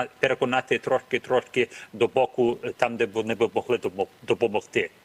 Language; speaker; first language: Ukrainian; early bilingual, heritage; Ukrainian